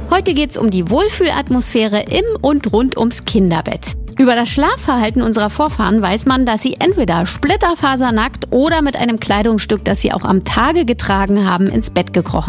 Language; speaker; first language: German; native; German